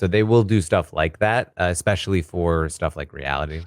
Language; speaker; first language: English; native; English